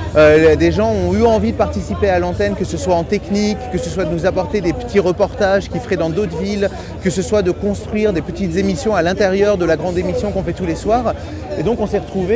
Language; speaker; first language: French; native; French